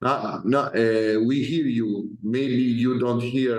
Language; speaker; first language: English; non-native, learner; Italian